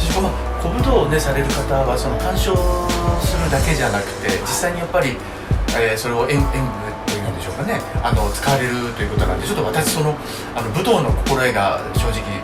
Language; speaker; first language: Japanese; native; Japanese